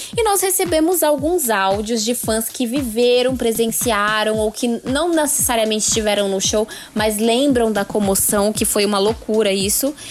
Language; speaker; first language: Portuguese; native; Portuguese